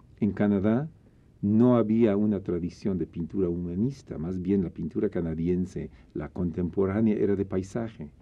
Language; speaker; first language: Spanish; non-native, fluent; English